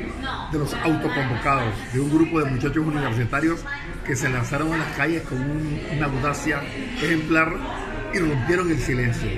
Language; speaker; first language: Spanish; native; Spanish